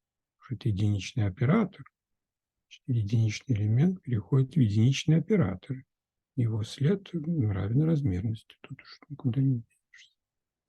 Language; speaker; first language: Russian; native; Russian